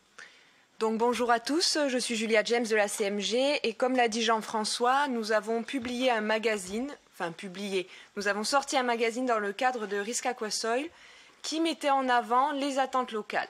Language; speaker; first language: French; native; French